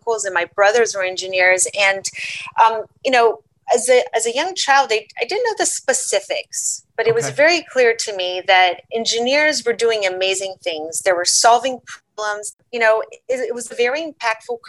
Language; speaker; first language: English; early bilingual, other home language; Portuguese